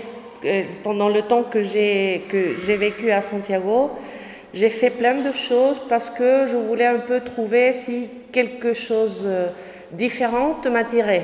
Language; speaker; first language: French; non-native, fluent; Spanish